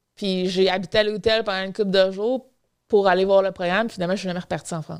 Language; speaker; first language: French; native; French